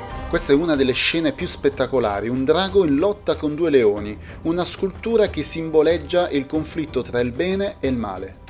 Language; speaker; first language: Italian; native; Italian